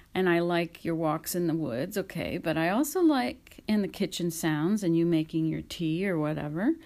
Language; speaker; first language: English; native; English